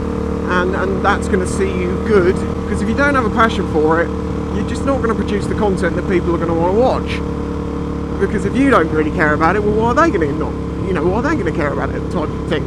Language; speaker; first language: English; native; English